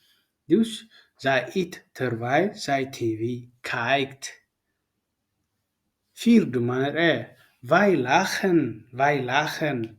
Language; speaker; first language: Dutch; non-native, learner; Tigrinya